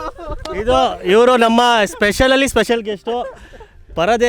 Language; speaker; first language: Kannada; native; Kannada